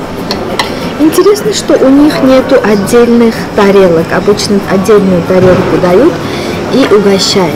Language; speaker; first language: Russian; non-native, fluent; Armenian